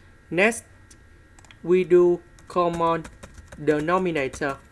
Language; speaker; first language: English; non-native, fluent; Vietnamese